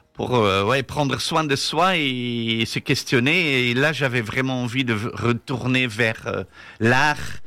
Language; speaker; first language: French; non-native, local second language; Dutch